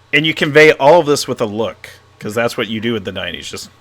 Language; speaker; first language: English; native; English